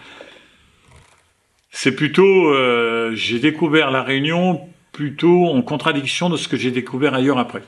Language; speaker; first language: French; native; French